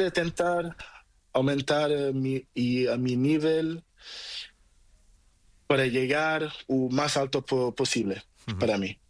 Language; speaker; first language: Spanish; non-native, learner; Portuguese